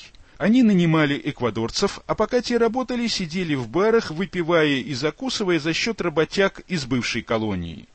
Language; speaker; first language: Russian; native; Russian